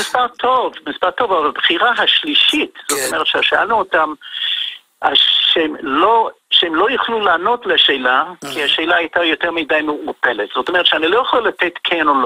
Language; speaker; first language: Hebrew; non-native, fluent; English